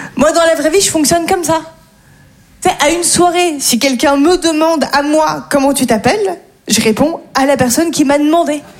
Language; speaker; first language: French; native; French